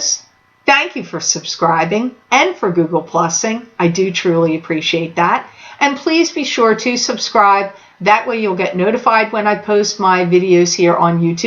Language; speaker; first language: English; native; English